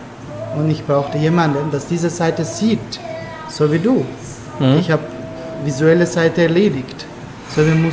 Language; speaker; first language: German; non-native, learner; Turkish